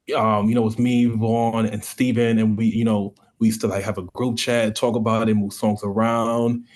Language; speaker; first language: English; native; English